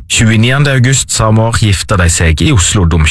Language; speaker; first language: Norwegian; native; Norwegian